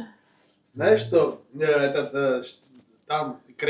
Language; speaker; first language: Russian; non-native, fluent; Georgian